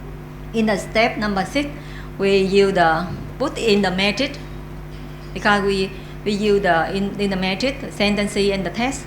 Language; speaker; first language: English; non-native, learner; Vietnamese